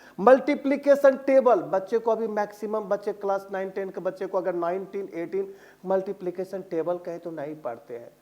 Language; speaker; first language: Hindi; native; Hindi